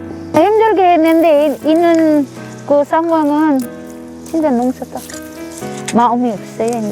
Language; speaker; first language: Korean; non-native, learner; Filipino